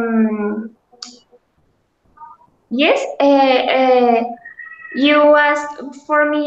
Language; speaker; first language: English; non-native, learner; Spanish